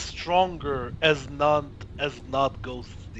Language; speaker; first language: English; native; English